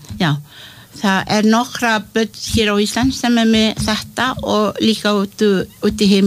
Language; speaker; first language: Icelandic; non-native, learner; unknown